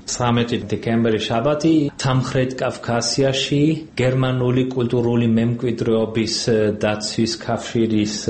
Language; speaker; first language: Georgian; non-native, fluent; German